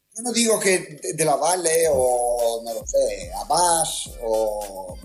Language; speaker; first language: Spanish; non-native, learner; Italian